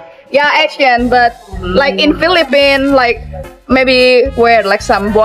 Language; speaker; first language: English; non-native, learner; Indonesian